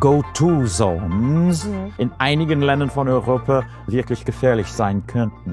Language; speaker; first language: German; non-native, fluent; English